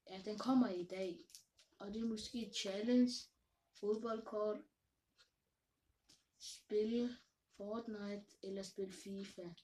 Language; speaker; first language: Danish; early bilingual, other home language; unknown